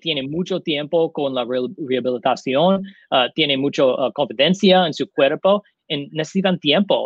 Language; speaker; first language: Spanish; non-native, learner; English